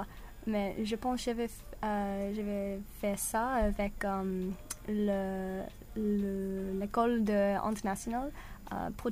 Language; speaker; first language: French; non-native, learner; English